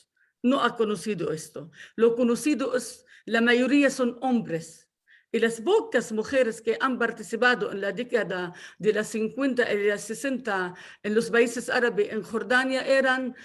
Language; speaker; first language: Spanish; non-native, fluent; Arabic